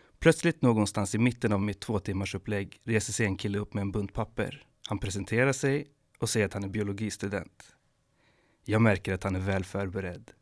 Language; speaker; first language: Swedish; native; Swedish